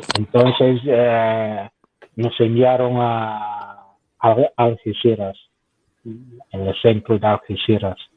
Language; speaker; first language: Spanish; non-native, fluent; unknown